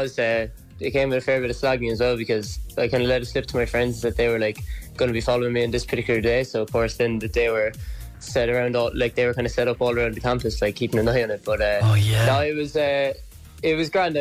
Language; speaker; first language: English; native; English